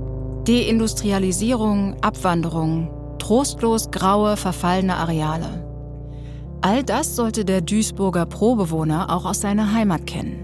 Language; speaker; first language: German; native; German